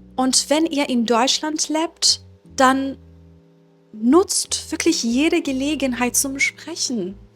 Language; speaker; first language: German; non-native, fluent; Persian